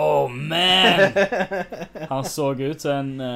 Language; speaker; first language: Norwegian; native; Norwegian